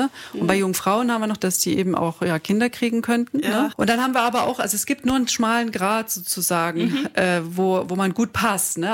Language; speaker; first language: German; native; German